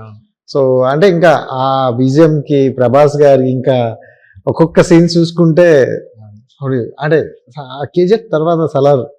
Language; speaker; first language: Telugu; native; Telugu